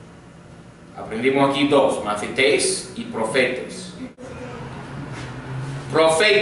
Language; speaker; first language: Spanish; non-native, fluent; English